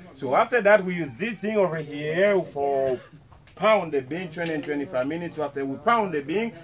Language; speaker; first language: English; non-native, learner; Spanish